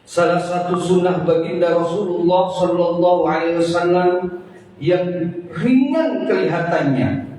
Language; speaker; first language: Indonesian; native; Indonesian